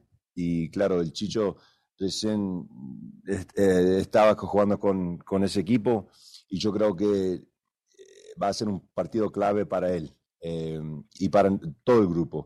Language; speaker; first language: Spanish; early bilingual, heritage; Spanish